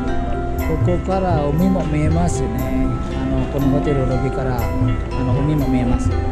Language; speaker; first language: Japanese; non-native, fluent; Indonesian